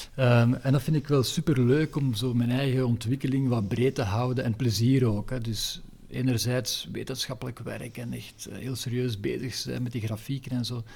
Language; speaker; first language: Dutch; native; Dutch